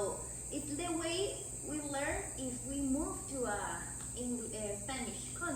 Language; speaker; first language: English; non-native, learner; Spanish